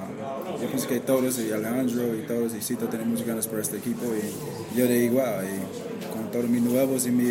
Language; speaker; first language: Spanish; non-native, learner; English